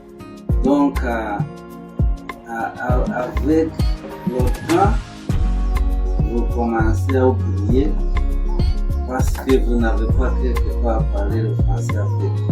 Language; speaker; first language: French; non-native, learner; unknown